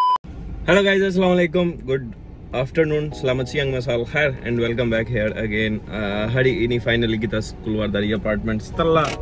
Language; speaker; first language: Indonesian; non-native, learner; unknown